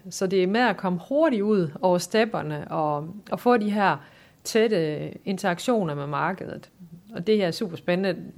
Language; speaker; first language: Danish; native; Danish